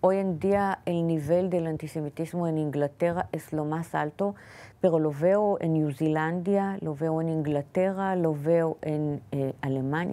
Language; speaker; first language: Spanish; non-native, fluent; Hebrew